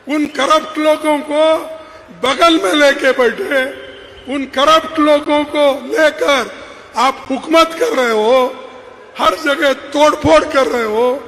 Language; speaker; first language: Hindi; non-native, local second language; Kannada